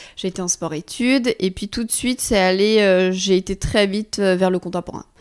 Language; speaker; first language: French; native; French